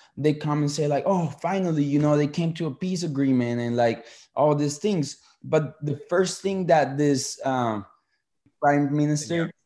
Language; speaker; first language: English; early bilingual, other home language; Spanish